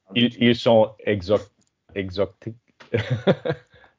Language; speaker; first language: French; non-native, learner; English